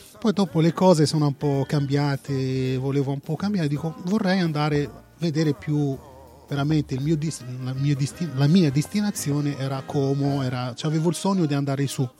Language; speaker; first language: Italian; non-native, fluent; Arabic